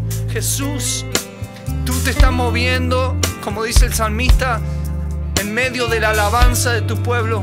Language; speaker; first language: Spanish; native; Spanish